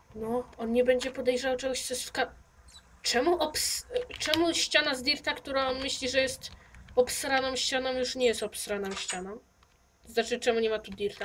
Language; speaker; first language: Polish; native; Polish